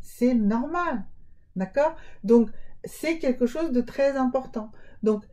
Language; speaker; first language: French; native; French